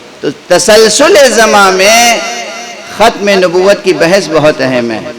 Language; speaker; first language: Urdu; native; Urdu